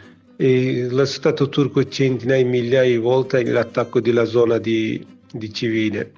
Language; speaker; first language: Italian; non-native, learner; Kurdish